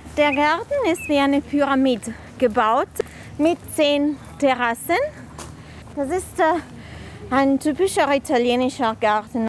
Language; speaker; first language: German; non-native, fluent; Italian